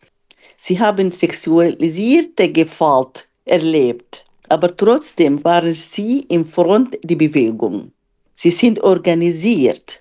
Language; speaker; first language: German; non-native, fluent; Arabic